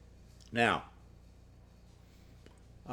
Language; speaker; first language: English; native; English